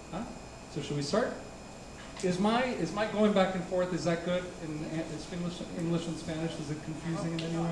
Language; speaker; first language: English; early bilingual, other home language; Spanish